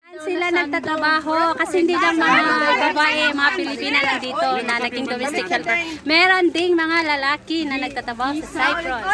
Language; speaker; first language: Filipino; non-native, local second language; Cebuano